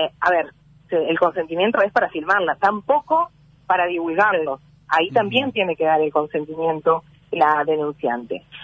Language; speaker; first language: Spanish; native; Spanish